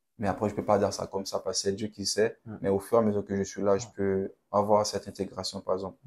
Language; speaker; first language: French; non-native, local second language; Haitian Creole